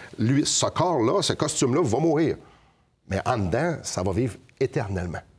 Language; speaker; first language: French; native; French